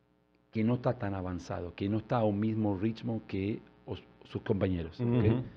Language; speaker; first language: Portuguese; non-native, learner; Spanish